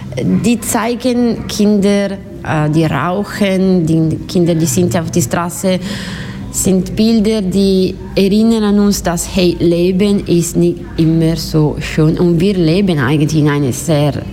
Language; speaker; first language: German; non-native, learner; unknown